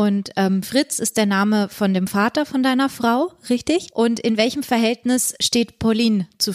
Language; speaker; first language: German; native; German